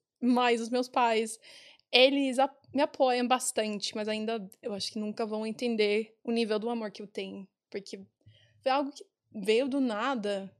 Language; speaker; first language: Portuguese; non-native, fluent; English